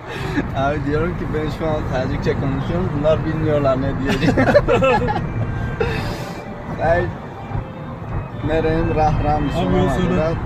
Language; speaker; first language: Turkish; non-native, fluent; Tajik